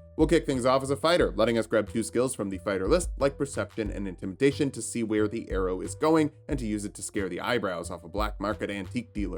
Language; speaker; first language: English; native; English